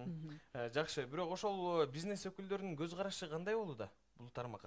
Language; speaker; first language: Kyrgyz; native; Kyrgyz